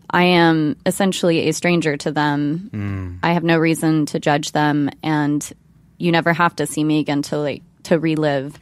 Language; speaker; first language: English; native; English